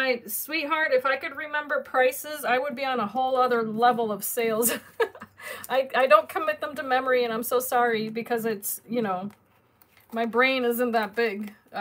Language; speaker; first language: English; native; English